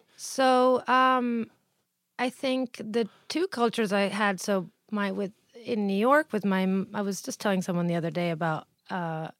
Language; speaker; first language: English; early bilingual, other home language; Italian